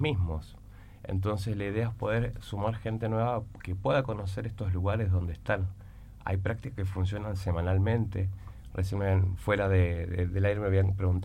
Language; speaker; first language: Spanish; native; Spanish